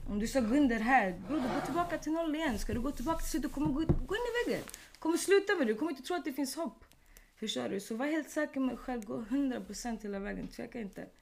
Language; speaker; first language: Swedish; early bilingual, other home language; Arabic